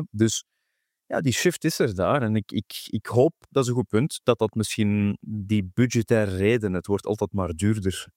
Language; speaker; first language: Dutch; native; Dutch